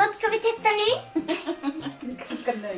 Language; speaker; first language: Swedish; non-native, learner; Japanese